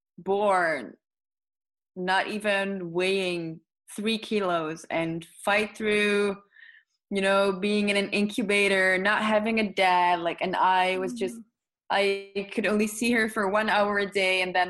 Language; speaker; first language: English; non-native, fluent; Dutch